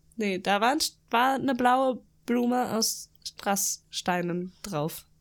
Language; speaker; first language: German; early bilingual, other home language; Russian